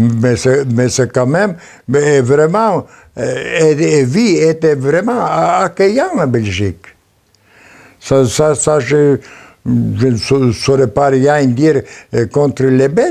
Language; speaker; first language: French; non-native, learner; Polish